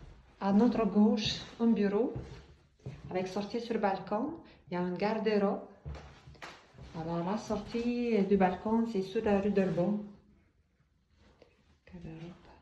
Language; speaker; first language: French; non-native, fluent; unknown